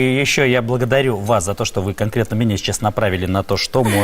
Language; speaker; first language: Russian; native; Russian